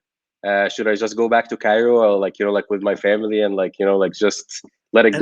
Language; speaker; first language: English; non-native, local second language; Arabic